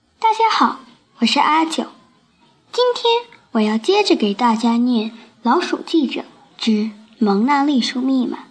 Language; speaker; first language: Chinese; native; Chinese